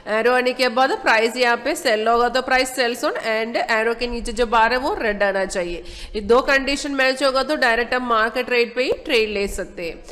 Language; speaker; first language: Hindi; non-native, local second language; Malayalam